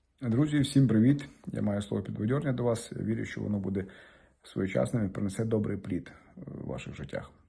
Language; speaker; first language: Ukrainian; native; Ukrainian